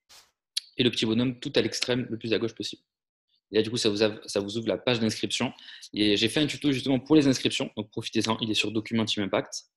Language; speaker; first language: French; native; French